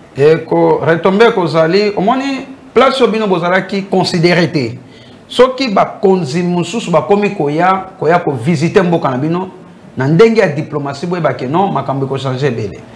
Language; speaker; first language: Lingala; non-native, local second language; Mongo